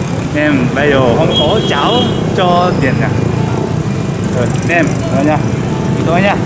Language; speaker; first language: Vietnamese; non-native, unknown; Japanese